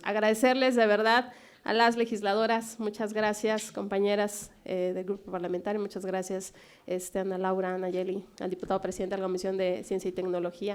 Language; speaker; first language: Spanish; native; Spanish